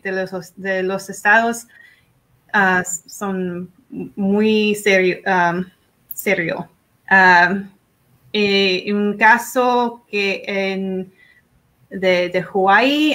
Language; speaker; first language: Spanish; non-native, learner; English